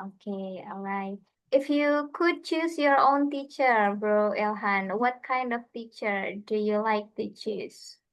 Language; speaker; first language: English; non-native, fluent; Indonesian